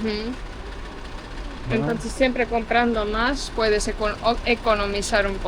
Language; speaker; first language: Spanish; non-native, fluent; Estonian